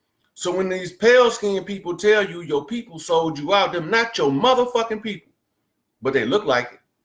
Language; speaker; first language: English; native; English